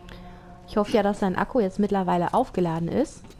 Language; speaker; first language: German; native; German